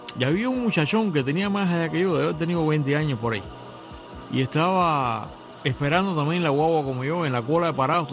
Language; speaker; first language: Spanish; native; Spanish